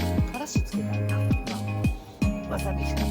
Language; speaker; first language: Japanese; native; Japanese